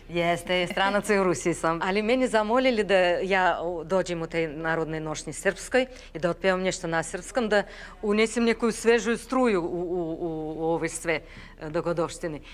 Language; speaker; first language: Serbian; non-native, fluent; Russian